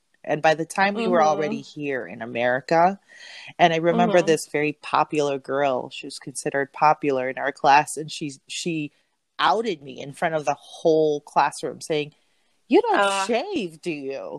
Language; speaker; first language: English; non-native, local second language; Filipino